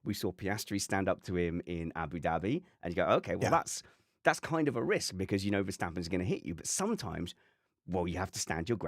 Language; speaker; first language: English; native; English